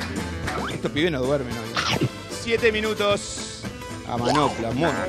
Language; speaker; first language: Spanish; native; Spanish